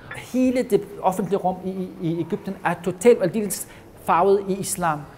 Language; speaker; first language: Danish; non-native, fluent; Arabic